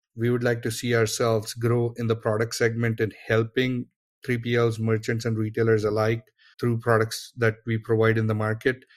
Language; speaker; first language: English; non-native, local second language; Gujarati